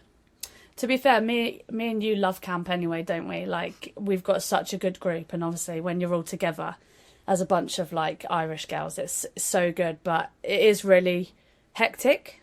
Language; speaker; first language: English; native; English